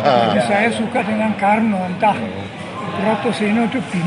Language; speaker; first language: Indonesian; non-native, fluent; German